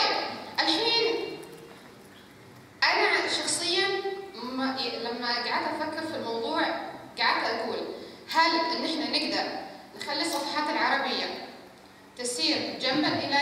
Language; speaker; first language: Arabic; native; Arabic